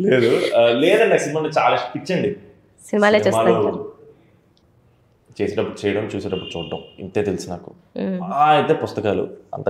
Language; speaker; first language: Telugu; native; Telugu